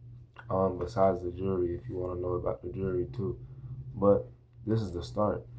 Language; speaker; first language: English; native; English